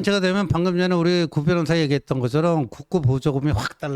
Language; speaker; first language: Korean; native; Korean